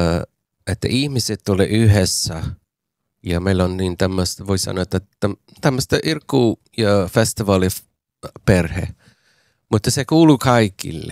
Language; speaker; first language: Finnish; non-native, fluent; English